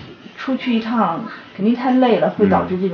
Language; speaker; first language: Chinese; native; Chinese